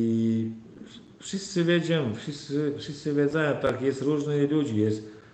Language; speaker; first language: Polish; non-native, learner; Turkmen